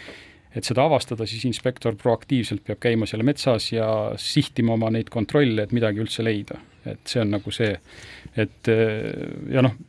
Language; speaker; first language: Estonian; native; Estonian